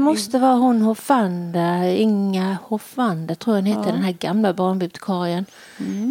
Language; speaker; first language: Swedish; native; Swedish